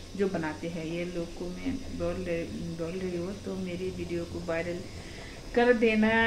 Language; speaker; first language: Hindi; non-native, local second language; Kok Borok